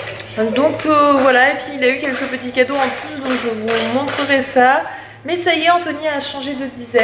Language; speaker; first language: French; native; French